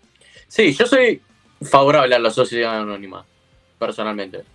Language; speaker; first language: Spanish; native; Spanish